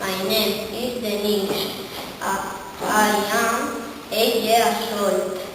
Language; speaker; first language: English; non-native, learner; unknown